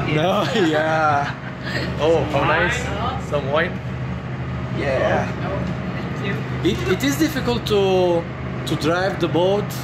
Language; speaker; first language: English; non-native, fluent; Romanian